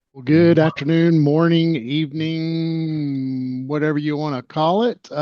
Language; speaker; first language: English; native; English